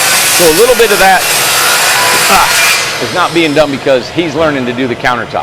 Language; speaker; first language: English; native; English